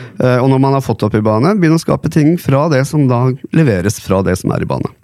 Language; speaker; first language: Norwegian; native; Norwegian